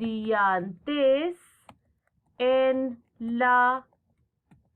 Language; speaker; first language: Spanish; non-native, fluent; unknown